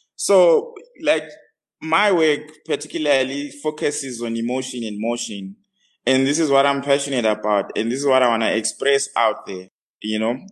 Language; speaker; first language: English; non-native, local second language; North Ndebele